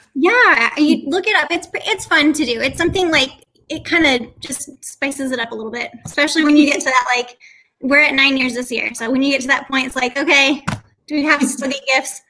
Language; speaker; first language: English; native; English